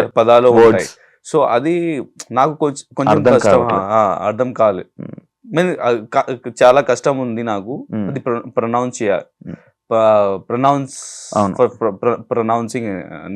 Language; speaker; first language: Telugu; non-native, learner; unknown